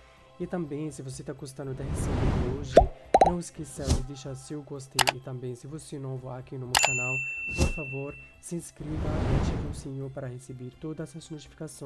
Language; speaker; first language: Portuguese; non-native, fluent; Arabic